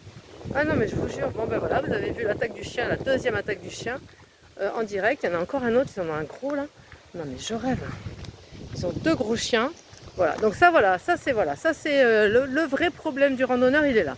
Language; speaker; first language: French; native; French